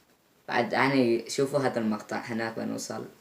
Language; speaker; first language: Arabic; native; Arabic